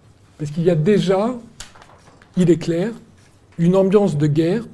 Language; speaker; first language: French; native; French